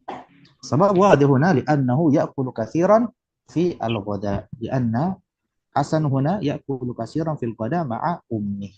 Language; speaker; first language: Arabic; non-native, fluent; Indonesian